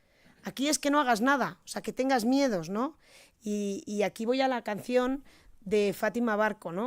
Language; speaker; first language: Spanish; native; Spanish